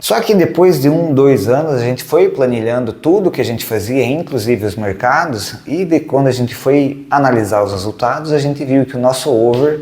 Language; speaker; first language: Portuguese; native; Portuguese